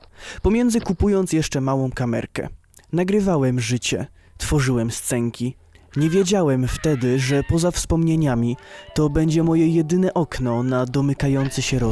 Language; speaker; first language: Polish; native; Polish